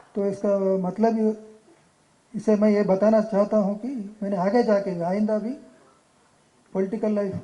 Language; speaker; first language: Hindi; non-native, local second language; Telugu